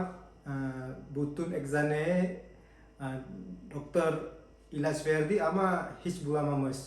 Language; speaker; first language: Turkish; non-native, learner; Indonesian